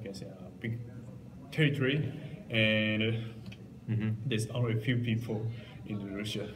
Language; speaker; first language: English; non-native, learner; Japanese